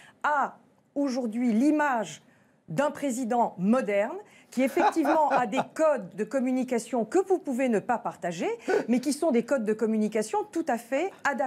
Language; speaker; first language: French; native; French